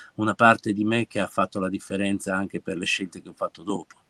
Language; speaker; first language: Italian; native; Italian